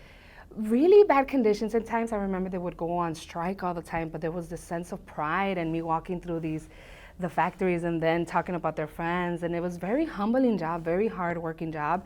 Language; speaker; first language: English; early bilingual, other home language; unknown